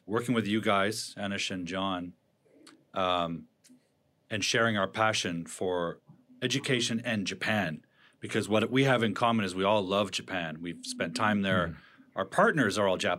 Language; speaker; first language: English; native; English